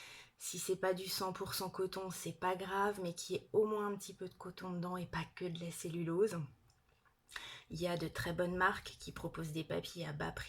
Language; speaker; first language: French; native; French